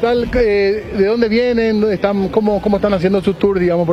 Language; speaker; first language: Spanish; native; Spanish